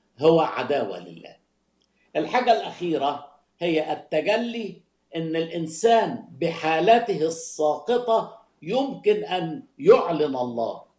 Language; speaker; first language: Arabic; native; Arabic